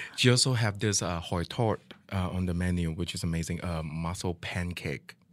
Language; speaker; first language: English; non-native, local second language; Min Nan Chinese